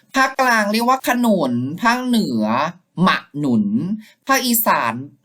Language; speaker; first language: Thai; native; Thai